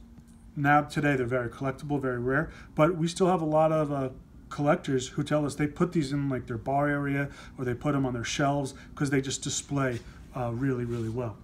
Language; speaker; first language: English; native; English